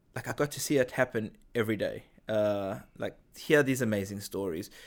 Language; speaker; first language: English; native; English